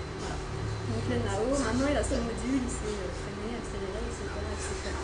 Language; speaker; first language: French; native; French